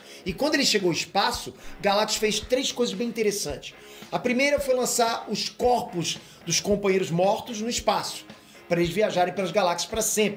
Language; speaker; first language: Portuguese; native; Portuguese